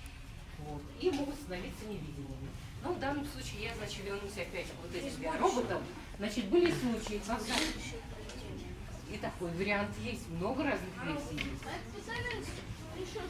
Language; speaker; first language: Russian; native; Russian